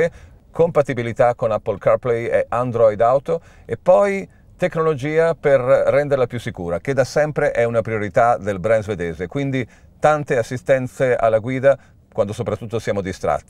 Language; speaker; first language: Italian; native; Italian